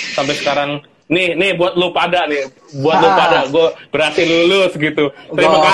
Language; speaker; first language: Indonesian; non-native, local second language; Sundanese